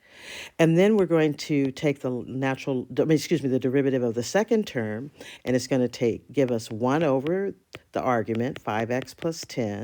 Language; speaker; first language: English; native; English